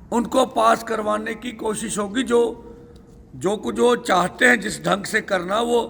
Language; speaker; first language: Hindi; non-native, local second language; Punjabi